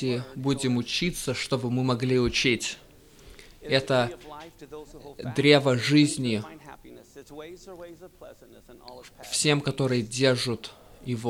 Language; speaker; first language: Russian; early bilingual, heritage; Russian